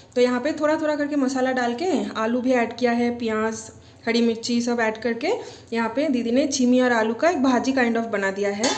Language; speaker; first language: Hindi; non-native, local second language; Bangla